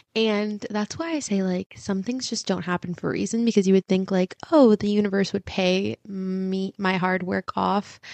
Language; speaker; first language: English; early bilingual, other home language; Spanish